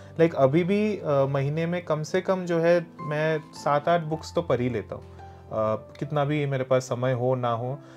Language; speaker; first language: Hindi; non-native, local second language; Bangla